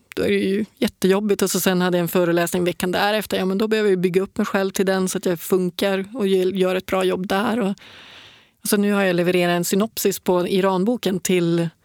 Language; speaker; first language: Swedish; native; Swedish